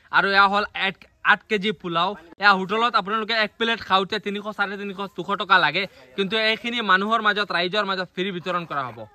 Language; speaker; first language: Assamese; native; Assamese